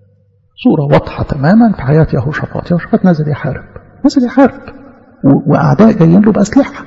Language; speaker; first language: Arabic; native; Arabic